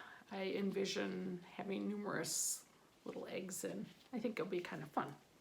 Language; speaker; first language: English; native; English